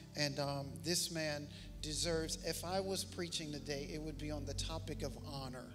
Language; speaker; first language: English; native; English